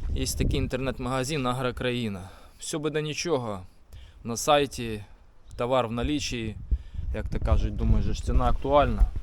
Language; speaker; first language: Ukrainian; native; Ukrainian